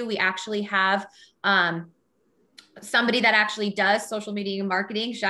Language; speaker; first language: English; native; English